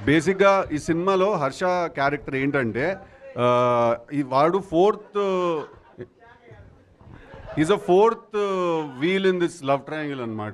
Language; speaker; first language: Telugu; native; Telugu